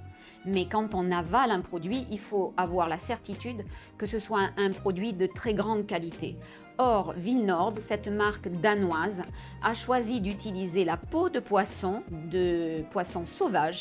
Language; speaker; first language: French; native; French